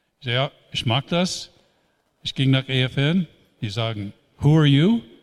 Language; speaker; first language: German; non-native, fluent; English